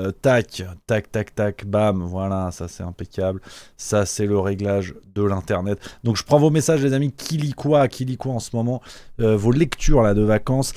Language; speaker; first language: French; native; French